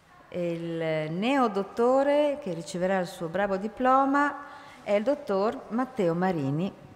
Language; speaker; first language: Italian; native; Italian